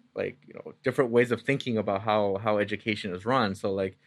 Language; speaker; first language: English; early bilingual, other home language; Spanish